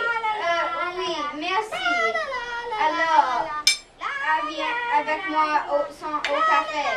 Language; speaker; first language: French; non-native, learner; English